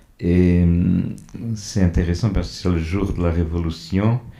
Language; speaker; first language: French; non-native, fluent; Portuguese